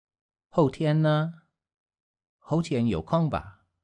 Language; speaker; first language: Chinese; non-native, learner; English